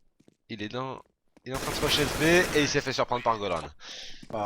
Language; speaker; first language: French; native; French